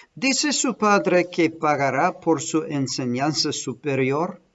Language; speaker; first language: Spanish; non-native, fluent; English